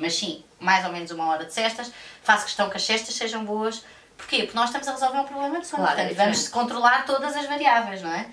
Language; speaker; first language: Portuguese; native; Portuguese